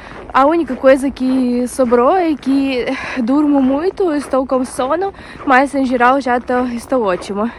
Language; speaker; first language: Portuguese; non-native, fluent; Russian